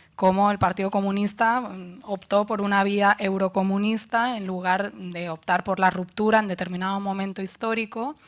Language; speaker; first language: Spanish; non-native, local second language; Catalan